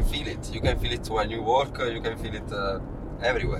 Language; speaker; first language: English; non-native, learner; Italian